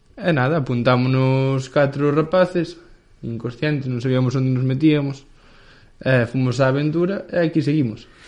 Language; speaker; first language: Galician; early bilingual, other home language; Spanish